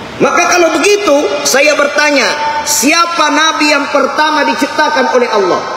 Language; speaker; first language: Malay; non-native, local second language; Buginese